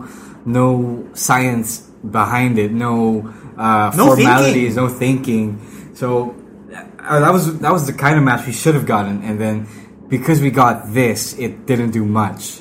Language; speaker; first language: English; non-native, local second language; Filipino